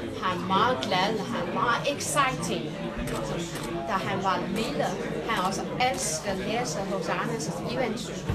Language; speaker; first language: Danish; non-native, fluent; Chinese